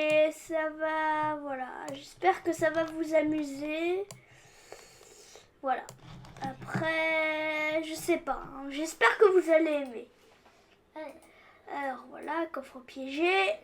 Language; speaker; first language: French; native; French